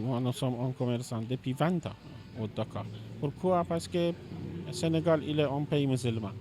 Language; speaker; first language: French; non-native, learner; Persian